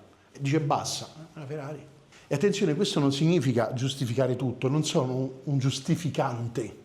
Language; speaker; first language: Italian; native; Italian